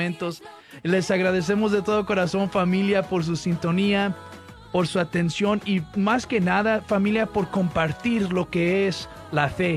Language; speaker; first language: Spanish; early bilingual, heritage; Spanish